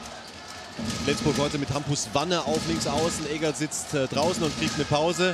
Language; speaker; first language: German; native; German